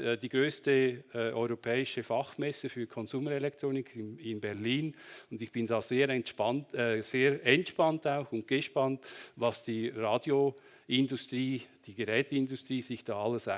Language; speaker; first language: German; native; German